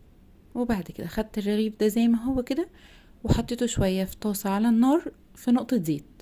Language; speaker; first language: Arabic; native; Arabic